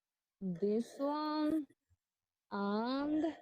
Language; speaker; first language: English; non-native, learner; Japanese